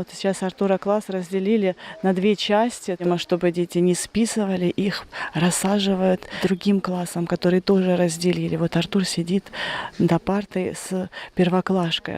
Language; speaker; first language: Russian; native; Russian